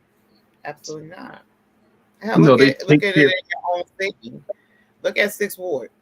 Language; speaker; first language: English; native; English